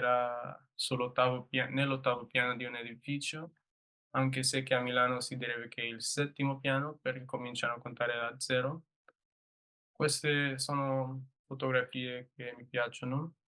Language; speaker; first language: Italian; non-native, learner; English